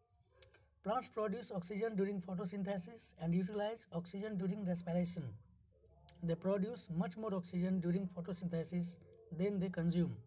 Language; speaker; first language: English; non-native, local second language; Hindi